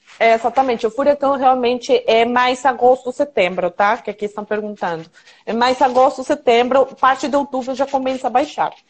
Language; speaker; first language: Portuguese; non-native, fluent; Spanish